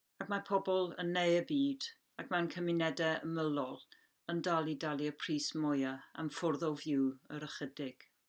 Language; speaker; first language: Welsh; non-native, local second language; English